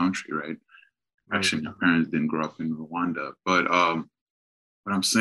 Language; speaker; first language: English; non-native, local second language; Kinyarwanda